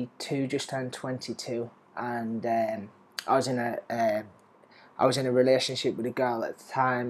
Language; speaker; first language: English; native; English